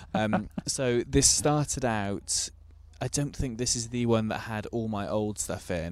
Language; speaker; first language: English; native; English